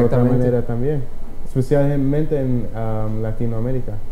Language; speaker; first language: Spanish; early bilingual, heritage; Spanish